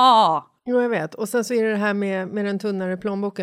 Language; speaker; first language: Swedish; native; Swedish